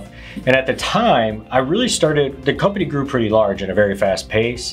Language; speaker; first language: English; native; English